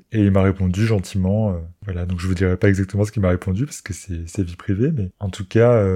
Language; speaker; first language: French; native; French